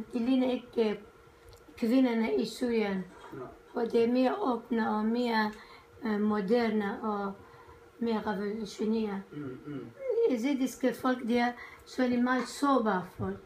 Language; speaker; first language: Danish; non-native, fluent; Kurdish